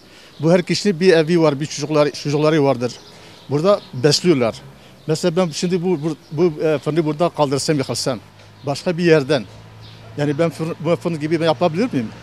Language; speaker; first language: Turkish; non-native, local second language; Kurdish